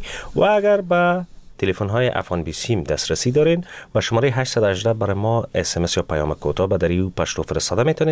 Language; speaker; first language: Persian; native; Persian